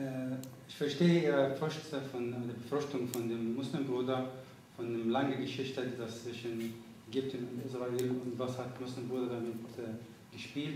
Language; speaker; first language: German; non-native, fluent; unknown